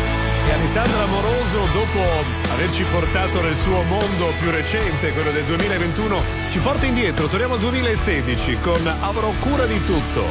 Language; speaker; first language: Italian; native; Italian